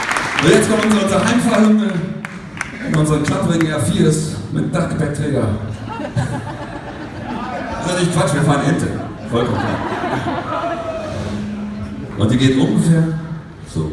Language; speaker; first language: German; native; German